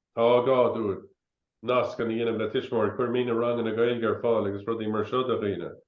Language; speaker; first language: Irish; non-native, local second language; English